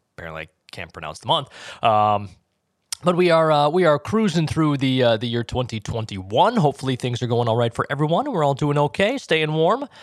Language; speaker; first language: English; native; English